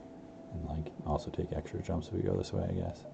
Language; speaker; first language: English; native; English